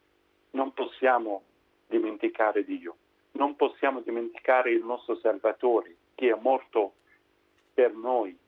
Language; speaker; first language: Italian; non-native, fluent; Arabic